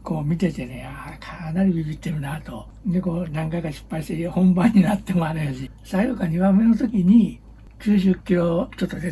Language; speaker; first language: Japanese; native; Japanese